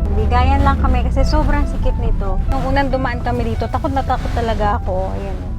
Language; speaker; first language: Filipino; native; Filipino